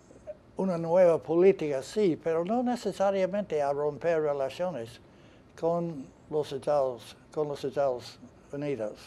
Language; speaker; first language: Spanish; non-native, fluent; English